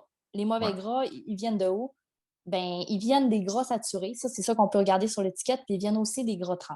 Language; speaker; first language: French; native; French